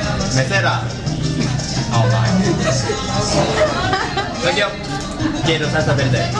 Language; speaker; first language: Spanish; non-native, learner; Korean